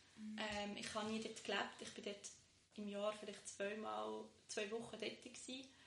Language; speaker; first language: German; early bilingual, other home language; Bosnian